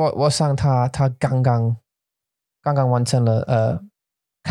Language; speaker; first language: Chinese; non-native, learner; English